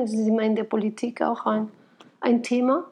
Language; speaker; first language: German; non-native, fluent; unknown